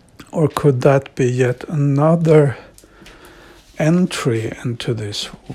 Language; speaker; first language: English; non-native, fluent; Swedish